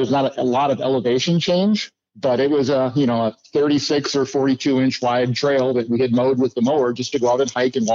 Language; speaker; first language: English; native; English